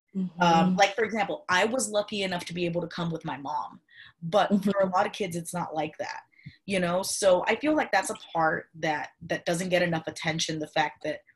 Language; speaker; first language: English; early bilingual, other home language; Spanish